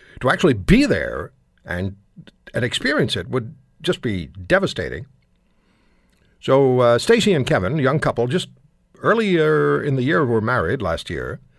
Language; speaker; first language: English; non-native, fluent; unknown